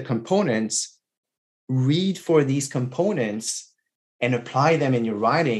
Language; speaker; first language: English; non-native, fluent; French